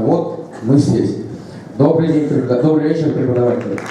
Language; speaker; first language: Russian; native; Russian